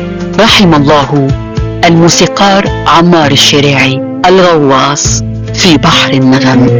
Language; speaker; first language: Arabic; native; Arabic